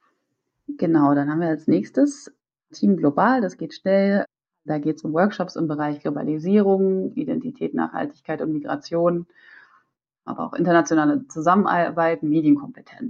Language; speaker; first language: German; native; German